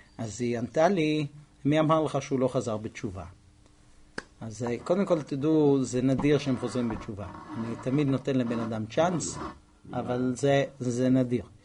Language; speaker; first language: Hebrew; non-native, fluent; English